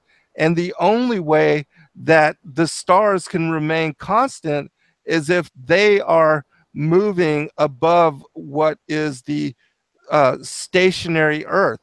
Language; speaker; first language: English; native; English